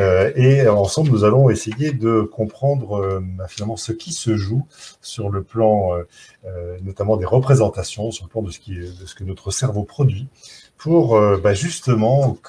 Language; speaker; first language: French; native; French